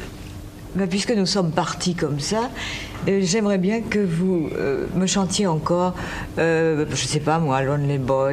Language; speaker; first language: French; native; French